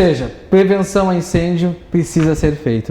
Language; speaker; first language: Portuguese; native; Portuguese